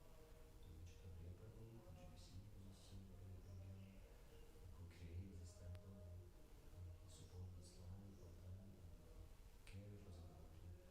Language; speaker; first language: English; non-native, learner; Russian